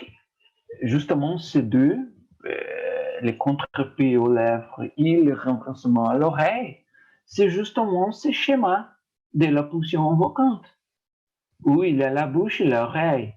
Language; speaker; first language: French; non-native, fluent; Portuguese